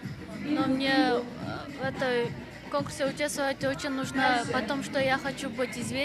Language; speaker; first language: Russian; non-native, learner; Kyrgyz